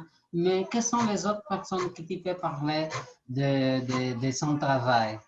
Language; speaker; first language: French; non-native, learner; Portuguese